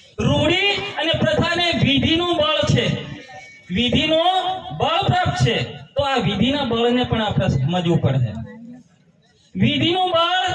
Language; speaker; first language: Gujarati; non-native, local second language; Bhili